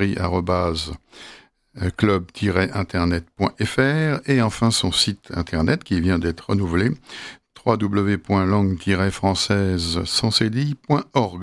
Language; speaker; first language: French; native; French